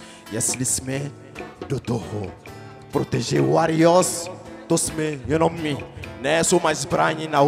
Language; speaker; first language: Czech; non-native, learner; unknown